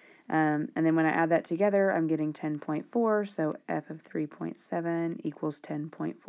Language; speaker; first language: English; native; English